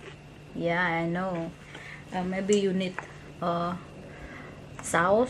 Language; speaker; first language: English; non-native, learner; Indonesian